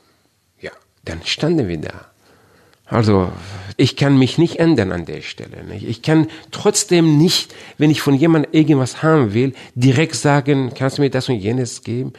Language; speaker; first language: German; non-native, fluent; Persian